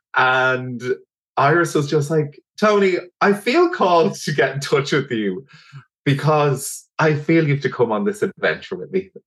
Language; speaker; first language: English; native; English